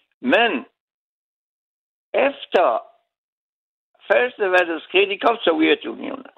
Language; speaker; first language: Danish; non-native, learner; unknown